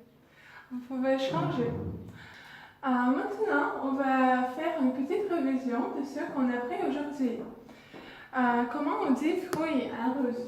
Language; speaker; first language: French; non-native, fluent; Russian